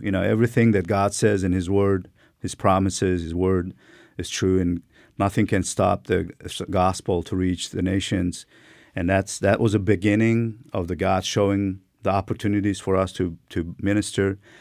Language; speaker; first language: English; non-native, fluent; Turkmen